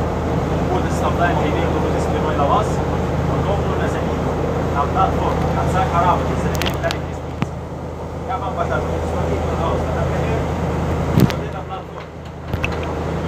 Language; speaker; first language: Russian; non-native, learner; Arabic